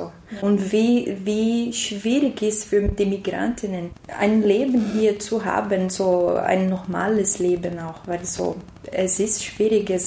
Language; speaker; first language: German; non-native, fluent; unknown